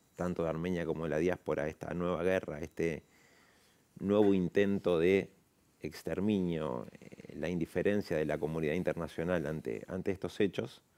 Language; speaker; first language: Spanish; native; Spanish